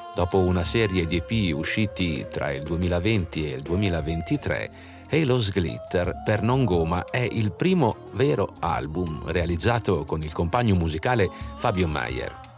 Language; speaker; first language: Italian; native; Italian